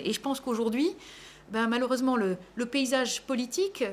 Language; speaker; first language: French; native; French